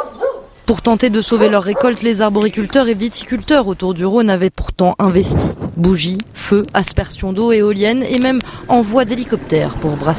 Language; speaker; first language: French; native; French